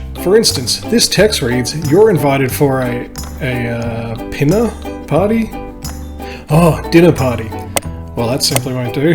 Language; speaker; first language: English; native; English